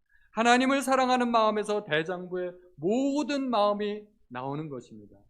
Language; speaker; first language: Korean; native; Korean